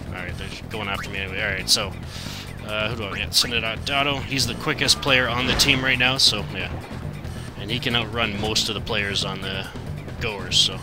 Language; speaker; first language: English; native; English